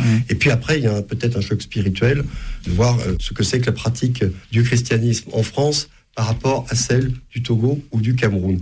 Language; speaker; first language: French; native; French